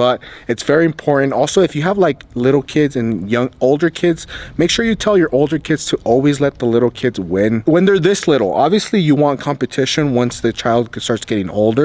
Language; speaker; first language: English; early bilingual, other home language; Spanish